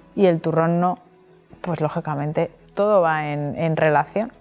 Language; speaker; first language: Spanish; native; Spanish